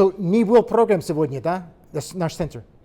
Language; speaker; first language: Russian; non-native, learner; English